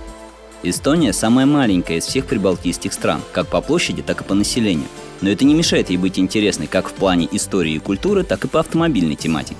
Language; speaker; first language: Russian; native; Russian